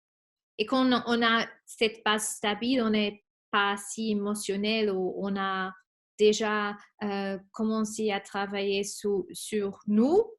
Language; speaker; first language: French; non-native, fluent; Spanish